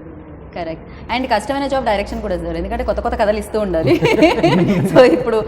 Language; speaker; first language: Telugu; native; Telugu